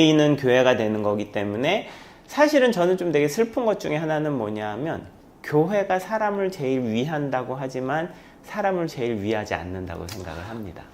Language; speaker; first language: Korean; native; Korean